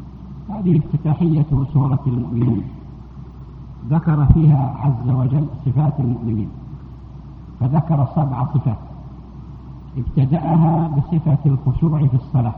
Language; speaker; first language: Arabic; native; Arabic